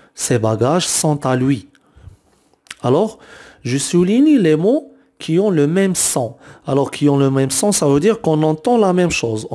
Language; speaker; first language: French; non-native, local second language; Arabic